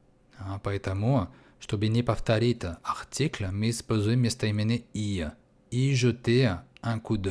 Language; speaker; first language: Russian; non-native, fluent; French